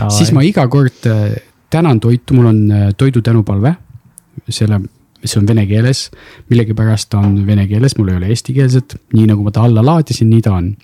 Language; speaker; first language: Estonian; non-native, local second language; Russian